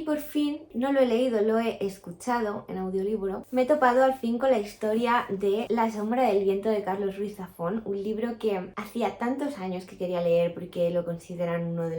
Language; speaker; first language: Spanish; native; Spanish